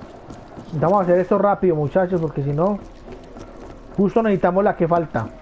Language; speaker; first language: Spanish; native; Spanish